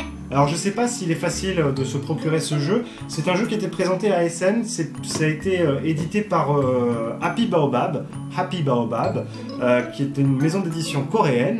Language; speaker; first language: French; native; French